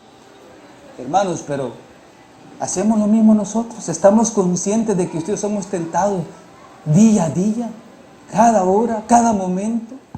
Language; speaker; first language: Spanish; native; Spanish